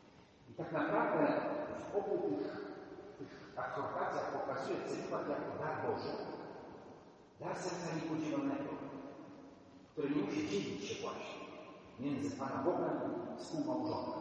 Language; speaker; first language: Polish; native; Polish